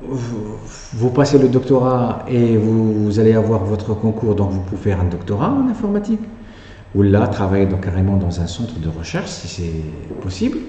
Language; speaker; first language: French; non-native, local second language; Arabic